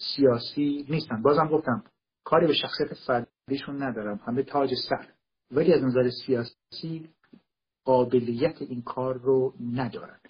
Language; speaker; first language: Persian; non-native, local second language; Kurdish